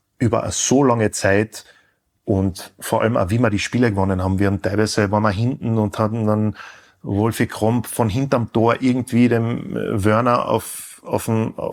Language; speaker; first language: German; native; German